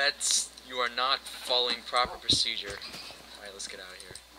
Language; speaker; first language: English; native; English